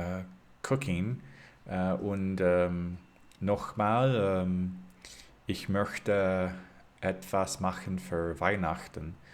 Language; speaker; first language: German; non-native, learner; English